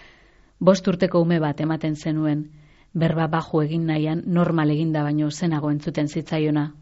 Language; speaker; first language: Basque; native; Basque